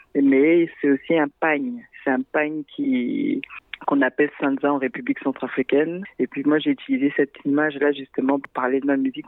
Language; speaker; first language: French; non-native, local second language; Sango